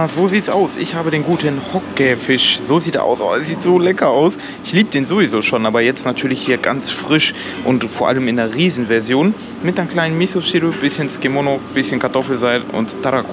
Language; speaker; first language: German; native; German